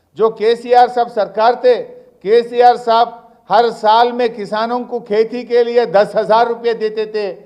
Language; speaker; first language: Hindi; non-native, local second language; Telugu